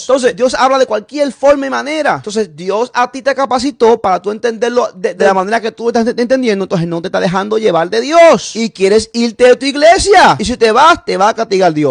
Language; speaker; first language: Spanish; native; Spanish